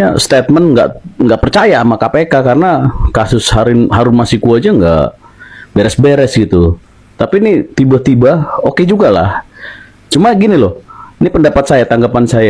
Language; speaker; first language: Indonesian; native; Indonesian